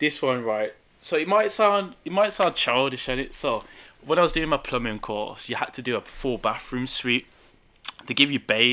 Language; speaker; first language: English; native; English